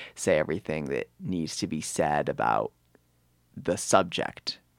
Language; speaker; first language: English; native; English